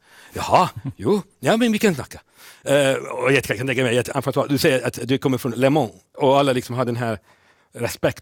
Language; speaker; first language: Swedish; non-native, fluent; Italian